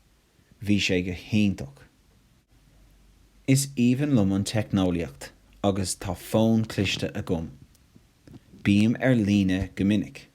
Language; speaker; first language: Irish; non-native, local second language; English